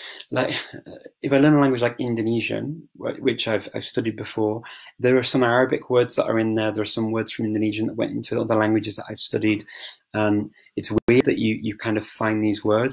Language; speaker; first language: English; native; English